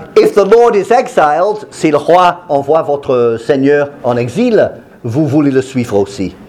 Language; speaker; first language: French; non-native, fluent; English